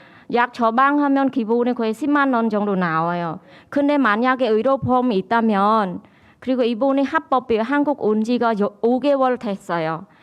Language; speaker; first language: Korean; non-native, learner; Khmer